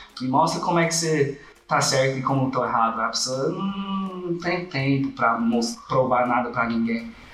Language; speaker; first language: Portuguese; non-native, fluent; English